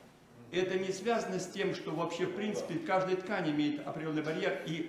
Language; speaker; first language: Russian; native; Russian